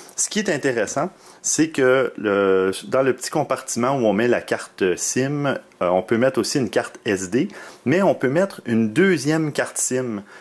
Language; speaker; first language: French; native; French